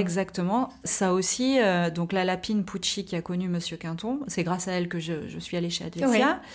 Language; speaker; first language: French; native; French